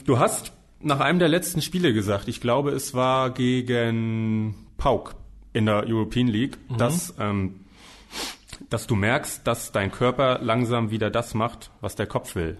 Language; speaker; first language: German; native; German